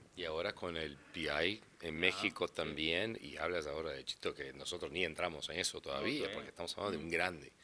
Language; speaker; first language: Spanish; non-native, fluent; Portuguese